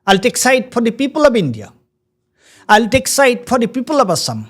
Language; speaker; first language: English; non-native, local second language; Assamese